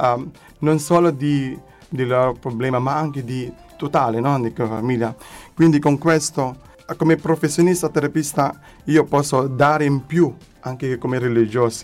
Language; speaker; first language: Italian; non-native, learner; Filipino